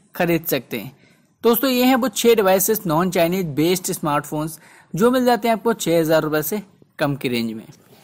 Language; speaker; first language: Hindi; native; Hindi